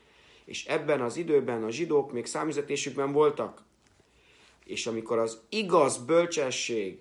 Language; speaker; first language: Hungarian; native; Hungarian